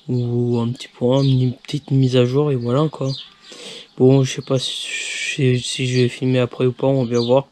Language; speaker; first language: French; native; French